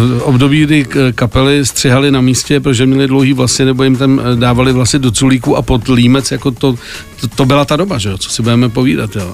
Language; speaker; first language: Czech; native; Czech